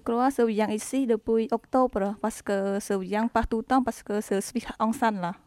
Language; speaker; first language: French; non-native, learner; Vietnamese